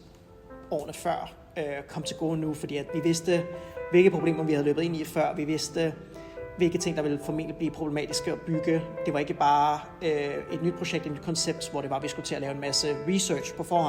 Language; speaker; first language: Danish; native; Danish